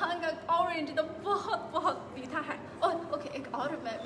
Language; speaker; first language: Hindi; non-native, fluent; Chinese